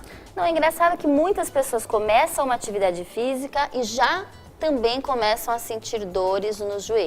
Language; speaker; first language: Portuguese; native; Portuguese